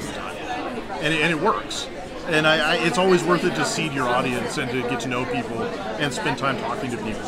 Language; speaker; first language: English; native; English